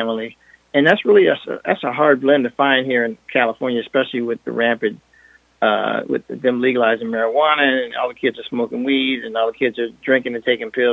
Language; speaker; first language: English; non-native, fluent; French